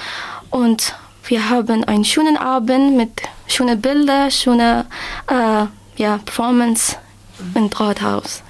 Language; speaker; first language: German; non-native, learner; Persian